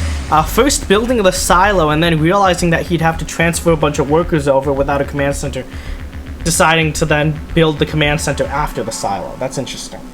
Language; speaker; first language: English; native; English